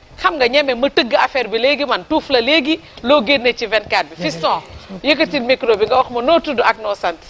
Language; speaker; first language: Wolof; native; Wolof